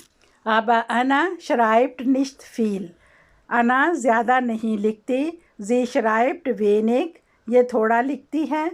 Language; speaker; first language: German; non-native, learner; Urdu